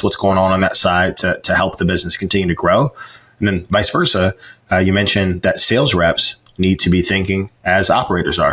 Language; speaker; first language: English; native; English